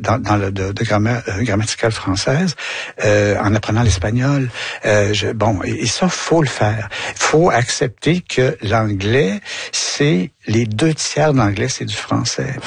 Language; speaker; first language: French; native; French